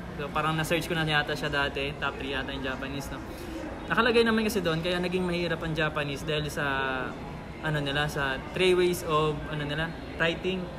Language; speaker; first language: Filipino; non-native, local second language; Hiligaynon